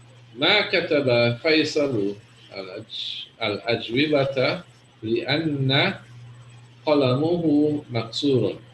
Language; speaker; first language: Arabic; non-native, fluent; English